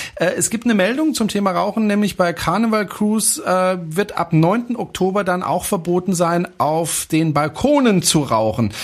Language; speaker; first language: German; non-native, fluent; French